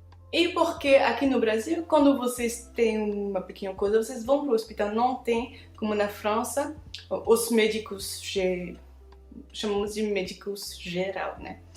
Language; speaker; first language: Portuguese; non-native, fluent; French